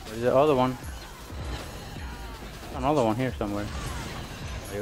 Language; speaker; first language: English; native; English